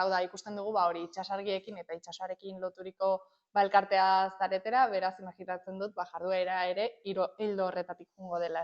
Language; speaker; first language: Basque; native; Basque